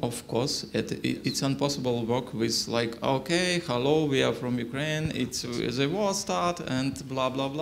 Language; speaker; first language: English; non-native, learner; Ukrainian